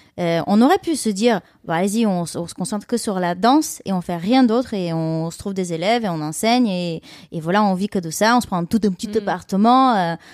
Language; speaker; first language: French; non-native, fluent; Bulgarian